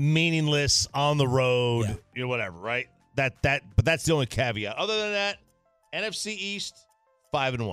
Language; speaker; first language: English; native; English